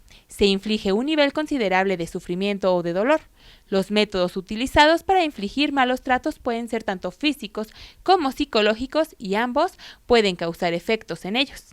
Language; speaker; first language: Spanish; native; Spanish